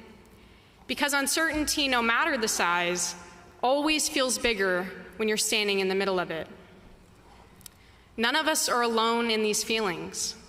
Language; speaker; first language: English; native; English